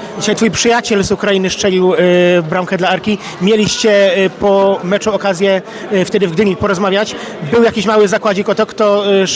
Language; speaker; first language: Polish; native; Polish